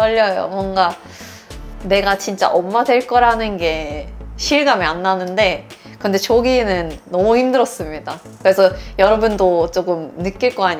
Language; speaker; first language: Korean; non-native, fluent; Swedish